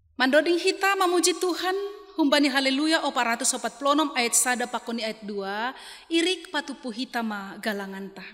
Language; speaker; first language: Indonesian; non-native, local second language; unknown